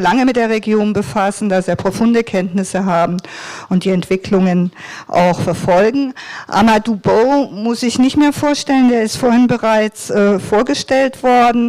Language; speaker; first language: German; native; German